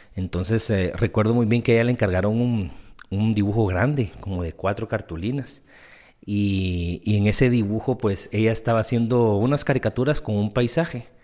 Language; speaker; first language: Spanish; native; Spanish